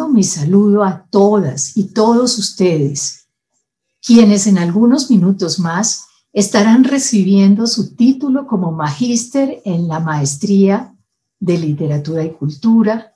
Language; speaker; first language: Spanish; native; Spanish